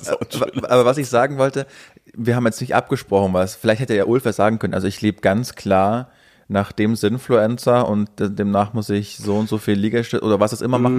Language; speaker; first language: German; native; German